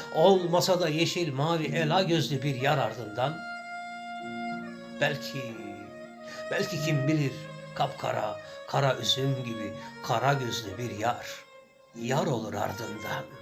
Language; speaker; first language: Turkish; native; Turkish